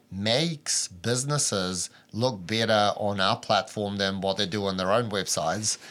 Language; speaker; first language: English; early bilingual, other home language; Albanian